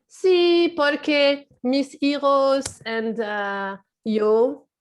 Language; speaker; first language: Spanish; non-native, learner; English